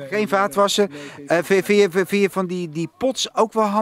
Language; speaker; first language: Dutch; native; Dutch